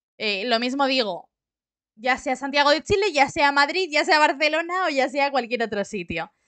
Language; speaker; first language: Spanish; native; Spanish